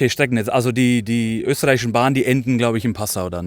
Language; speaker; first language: German; native; German